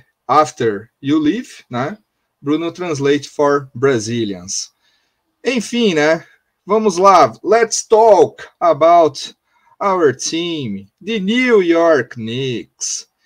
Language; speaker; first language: English; non-native, learner; Portuguese